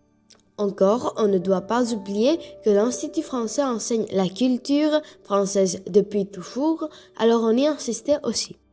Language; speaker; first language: French; non-native, fluent; Greek